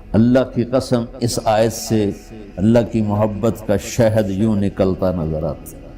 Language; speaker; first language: Urdu; non-native, local second language; Punjabi